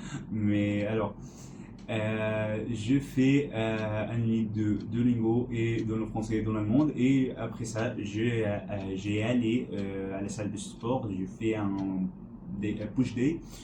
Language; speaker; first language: French; non-native, learner; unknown